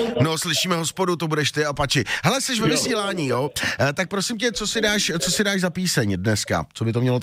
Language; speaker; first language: Czech; native; Czech